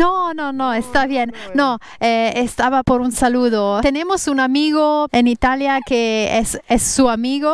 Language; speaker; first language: Spanish; non-native, learner; Italian